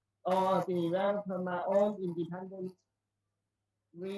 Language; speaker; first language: English; non-native, learner; Chinese